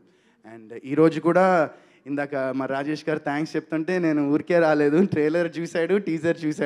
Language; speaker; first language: Telugu; native; Telugu